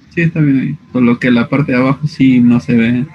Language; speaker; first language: Spanish; native; Spanish